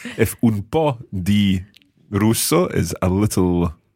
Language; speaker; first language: Italian; non-native, fluent; English